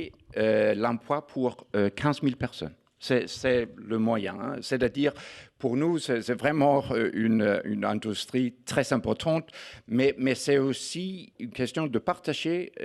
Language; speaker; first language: French; non-native, fluent; Danish